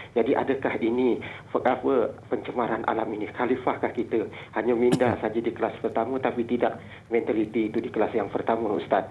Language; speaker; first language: Malay; native; Malay